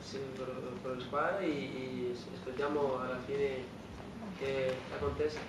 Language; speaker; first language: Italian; non-native, learner; Spanish